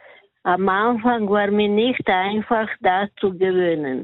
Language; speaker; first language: German; non-native, learner; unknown